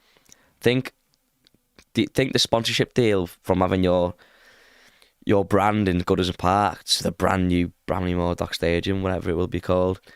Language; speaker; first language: English; native; English